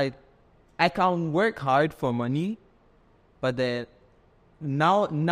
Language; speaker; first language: English; non-native, local second language; Akan